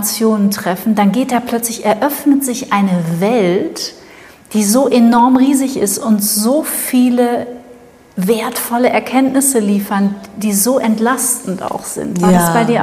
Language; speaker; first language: German; native; German